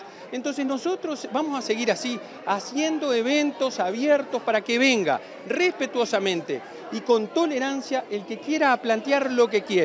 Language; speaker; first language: Spanish; native; Spanish